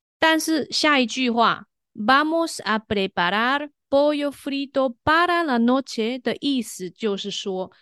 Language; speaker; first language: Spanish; non-native, fluent; Chinese